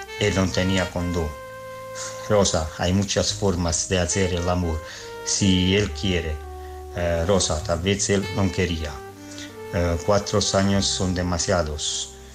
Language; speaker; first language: Spanish; non-native, fluent; Italian